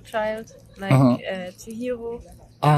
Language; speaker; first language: English; non-native, fluent; German